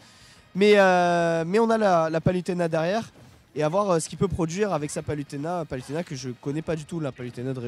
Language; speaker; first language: French; native; French